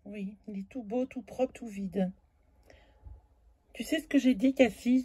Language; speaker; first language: French; native; French